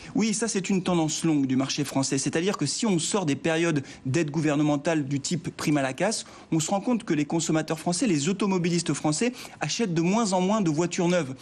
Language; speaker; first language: French; native; French